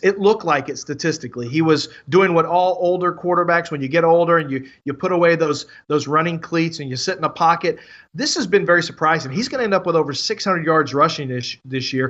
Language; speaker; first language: English; native; English